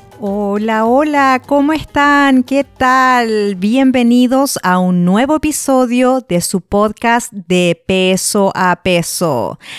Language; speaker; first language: Spanish; native; Spanish